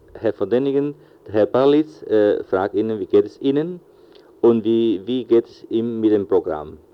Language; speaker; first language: German; non-native, fluent; Spanish